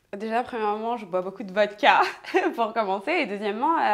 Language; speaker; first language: French; native; French